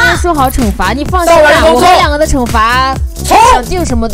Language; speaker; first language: Chinese; native; Chinese